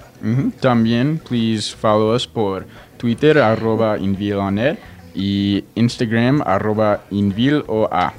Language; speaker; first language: Spanish; non-native, fluent; English